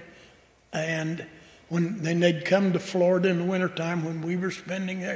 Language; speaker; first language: English; native; English